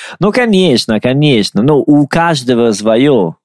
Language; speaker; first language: Russian; non-native, learner; Italian